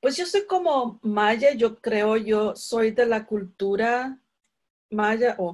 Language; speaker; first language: Spanish; early bilingual, other home language; English